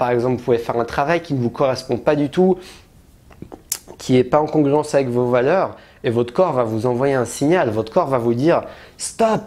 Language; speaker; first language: French; native; French